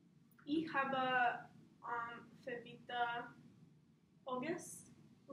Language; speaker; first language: German; non-native, learner; English